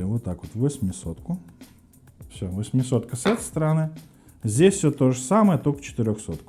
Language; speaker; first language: Russian; native; Russian